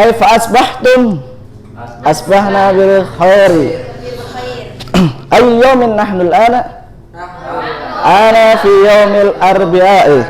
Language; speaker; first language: Arabic; non-native, learner; Indonesian